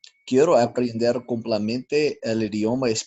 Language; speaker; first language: Spanish; non-native, learner; English